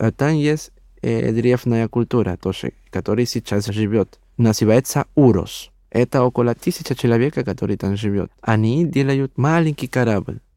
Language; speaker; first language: Russian; non-native, learner; Spanish